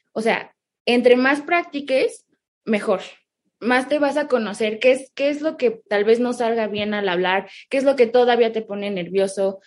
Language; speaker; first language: Spanish; early bilingual, heritage; Spanish